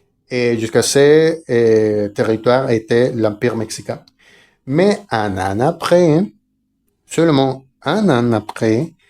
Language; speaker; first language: French; non-native, fluent; Spanish